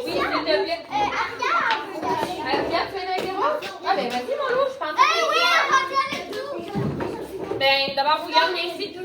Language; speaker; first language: French; native; French